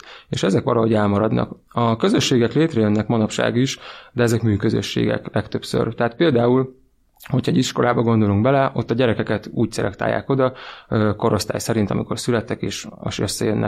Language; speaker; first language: Hungarian; native; Hungarian